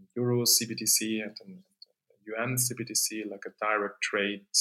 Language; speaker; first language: English; non-native, fluent; German